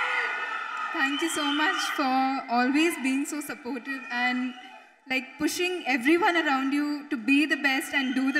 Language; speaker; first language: Telugu; non-native, fluent; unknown